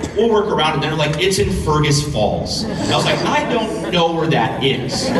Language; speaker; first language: English; native; English